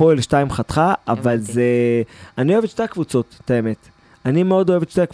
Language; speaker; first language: Hebrew; native; Hebrew